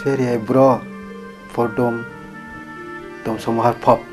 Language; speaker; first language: Swedish; non-native, learner; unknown